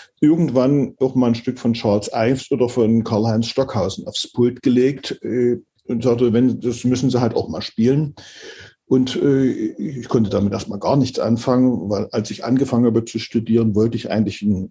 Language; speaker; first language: German; native; German